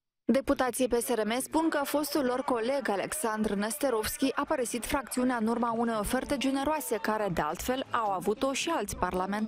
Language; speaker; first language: Romanian; native; Romanian